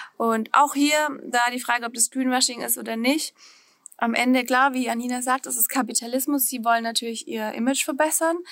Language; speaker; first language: German; native; German